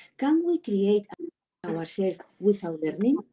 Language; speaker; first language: English; non-native, learner; Spanish